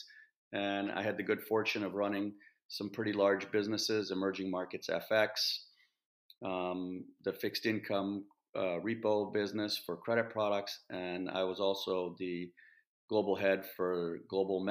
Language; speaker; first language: English; native; English